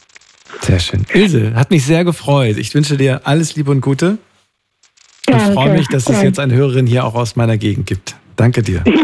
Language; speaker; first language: German; native; German